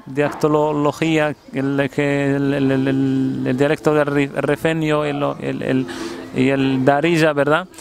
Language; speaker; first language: Spanish; non-native, fluent; Arabic